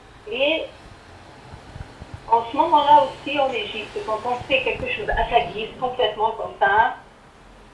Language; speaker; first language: French; non-native, fluent; Arabic